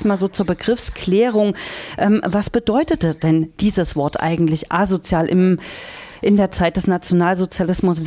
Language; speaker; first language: German; native; German